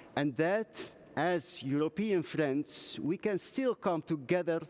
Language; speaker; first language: English; non-native, fluent; Dutch